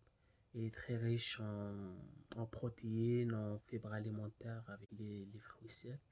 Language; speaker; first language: French; non-native, local second language; Arabic